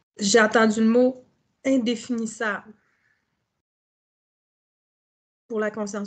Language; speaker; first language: French; native; French